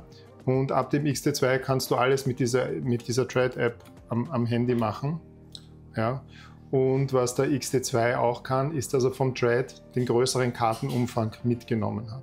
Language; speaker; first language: German; native; German